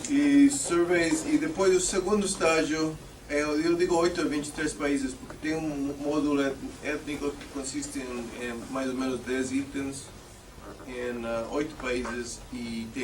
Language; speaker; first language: Portuguese; non-native, fluent; English